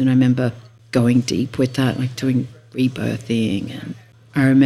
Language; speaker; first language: English; native; English